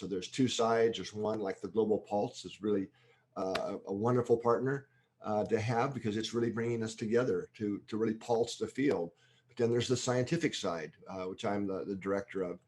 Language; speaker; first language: English; native; English